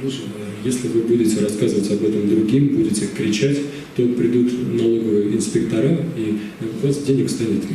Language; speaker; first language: Russian; native; Russian